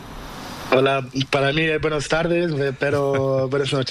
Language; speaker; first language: Spanish; non-native, learner; Portuguese